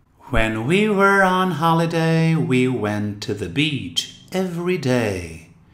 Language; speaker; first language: English; non-native, fluent; Portuguese